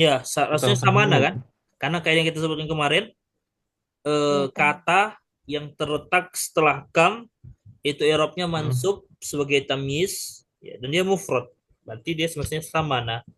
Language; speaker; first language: Indonesian; native; Indonesian